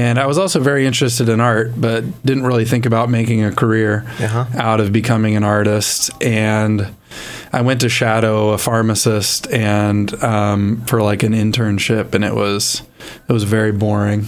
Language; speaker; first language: English; native; English